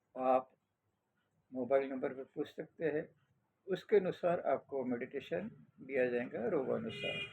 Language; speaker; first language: Hindi; non-native, local second language; Marathi